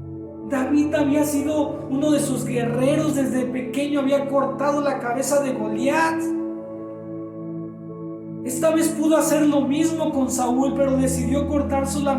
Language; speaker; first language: Spanish; native; Spanish